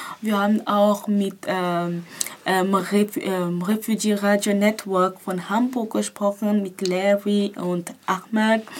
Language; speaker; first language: German; non-native, fluent; French